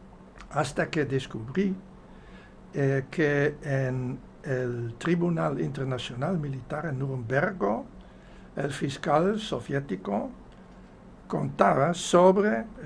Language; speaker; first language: Spanish; non-native, fluent; Dutch